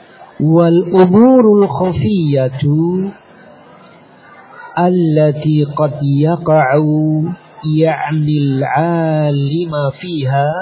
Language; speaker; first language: Arabic; non-native, fluent; Indonesian